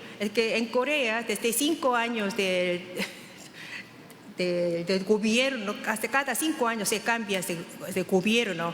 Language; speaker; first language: Spanish; non-native, fluent; Korean